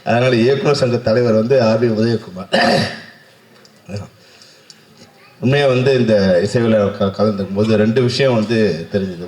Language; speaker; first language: Tamil; native; Tamil